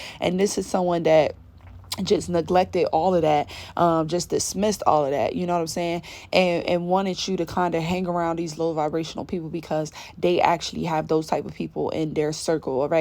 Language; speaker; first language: English; native; English